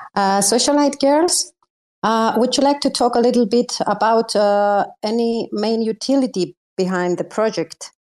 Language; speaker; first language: English; non-native, fluent; Greek